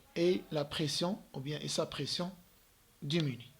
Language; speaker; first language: French; non-native, local second language; Arabic